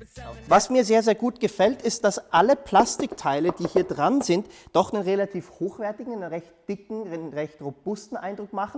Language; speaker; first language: German; native; German